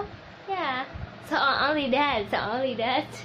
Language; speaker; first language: English; non-native, learner; Vietnamese